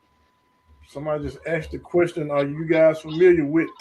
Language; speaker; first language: English; native; English